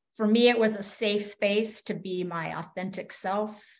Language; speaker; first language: English; native; English